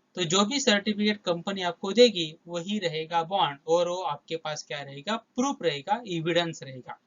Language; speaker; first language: Hindi; non-native, local second language; Marathi